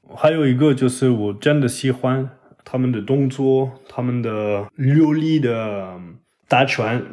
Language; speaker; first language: Chinese; non-native, learner; French